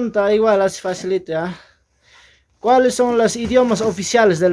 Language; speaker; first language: Spanish; native; Spanish